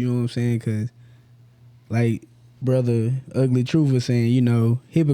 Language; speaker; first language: English; native; English